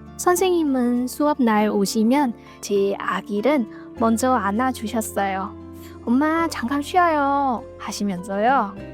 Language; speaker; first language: Korean; non-native, fluent; Vietnamese